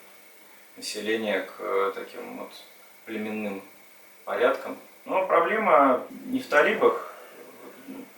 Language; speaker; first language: Russian; native; Russian